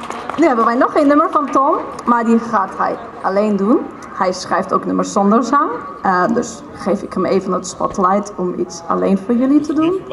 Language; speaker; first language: Dutch; non-native, fluent; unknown